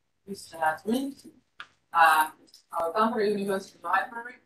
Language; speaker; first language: English; non-native, fluent; Finnish